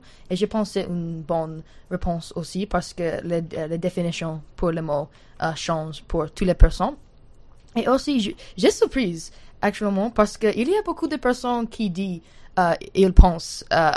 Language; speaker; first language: French; non-native, learner; English